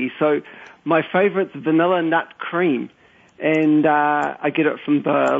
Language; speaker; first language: English; native; English